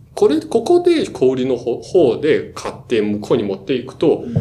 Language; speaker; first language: Japanese; non-native, fluent; Chinese